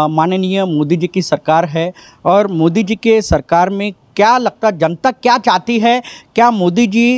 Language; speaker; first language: Hindi; non-native, local second language; Marathi